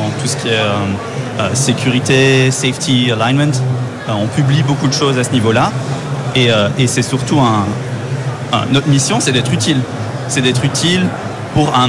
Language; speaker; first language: French; native; French